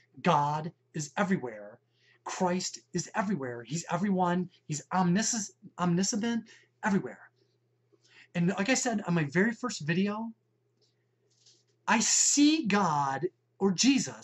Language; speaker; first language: English; native; English